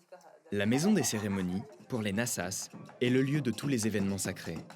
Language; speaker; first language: French; native; French